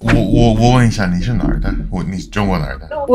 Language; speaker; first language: Chinese; non-native, fluent; English